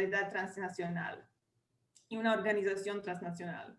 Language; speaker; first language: Spanish; non-native, fluent; English